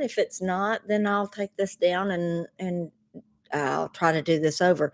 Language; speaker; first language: English; native; English